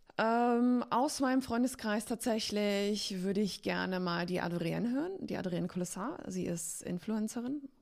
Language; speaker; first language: German; early bilingual, heritage; Polish